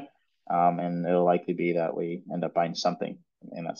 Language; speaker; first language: English; native; English